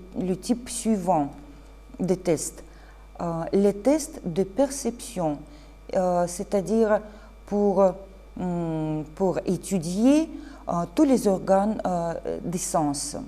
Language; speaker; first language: French; non-native, fluent; Russian